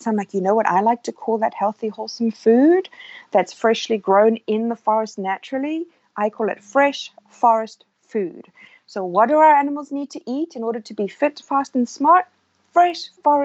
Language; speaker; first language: English; native; English